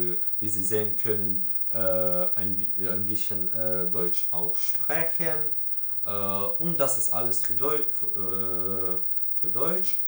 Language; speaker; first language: German; non-native, learner; Ukrainian